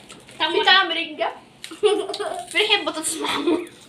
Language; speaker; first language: Arabic; native; Arabic